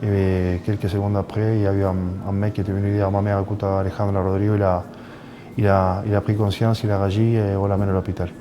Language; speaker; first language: French; non-native, fluent; Spanish